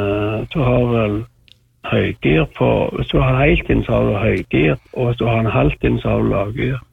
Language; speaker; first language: Norwegian; native; Norwegian